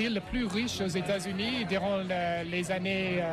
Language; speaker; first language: French; non-native, fluent; English